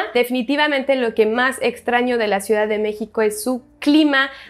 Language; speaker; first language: Spanish; non-native, fluent; French